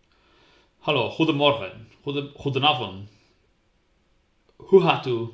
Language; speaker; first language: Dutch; non-native, learner; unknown